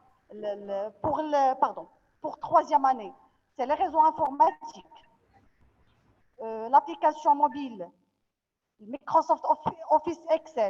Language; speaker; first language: French; non-native, local second language; Arabic